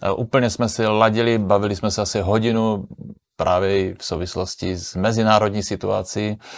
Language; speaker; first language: Czech; native; Czech